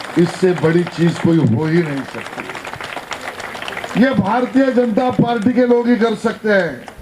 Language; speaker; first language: Hindi; non-native, local second language; Marathi